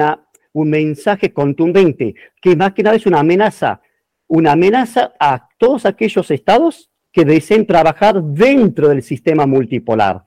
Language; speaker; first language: Spanish; native; Spanish